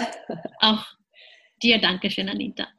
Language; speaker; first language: German; non-native, fluent; Japanese